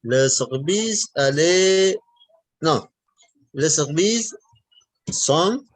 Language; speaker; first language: French; non-native, learner; Spanish